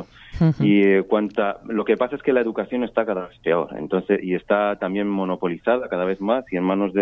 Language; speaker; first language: Spanish; native; Spanish